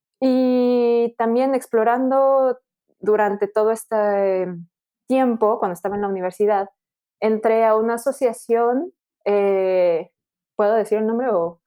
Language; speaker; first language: Spanish; native; Spanish